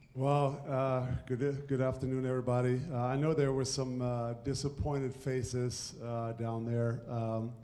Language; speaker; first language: English; non-native, fluent; German